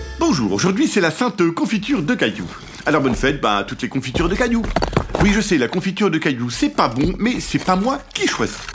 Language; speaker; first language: French; native; French